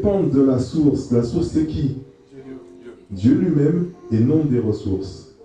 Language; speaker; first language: French; native; French